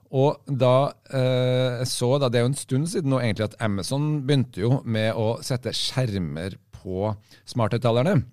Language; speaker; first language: Norwegian; native; Norwegian